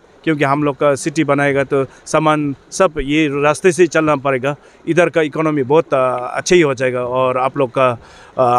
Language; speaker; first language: Hindi; non-native, learner; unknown